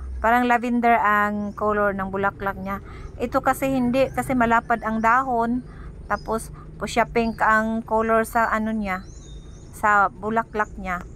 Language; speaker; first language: Filipino; non-native, local second language; Cebuano